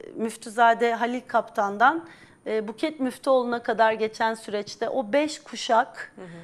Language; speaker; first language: Turkish; native; Turkish